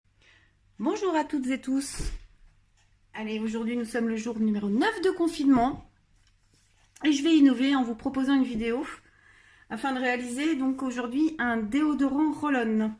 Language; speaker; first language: French; native; French